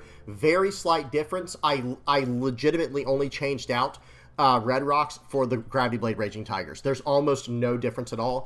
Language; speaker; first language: English; native; English